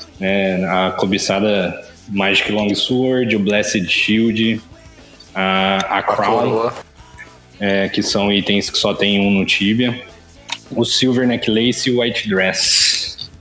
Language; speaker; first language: Portuguese; native; Portuguese